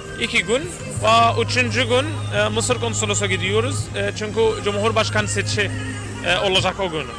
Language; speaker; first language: Turkish; non-native, learner; Arabic